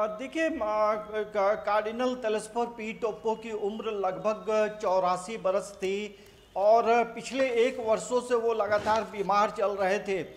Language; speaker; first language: Hindi; native; Hindi